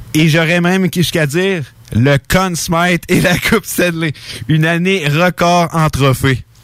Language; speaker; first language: French; native; French